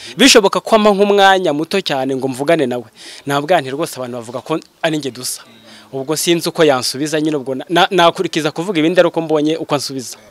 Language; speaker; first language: Kinyarwanda; native; Kinyarwanda